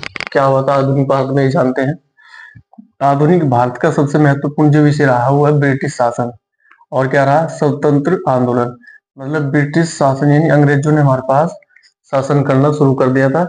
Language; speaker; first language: Hindi; native; Hindi